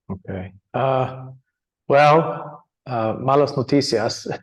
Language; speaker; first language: Spanish; non-native, learner; English